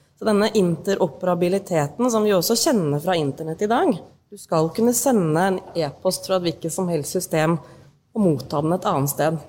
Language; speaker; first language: Norwegian; native; Norwegian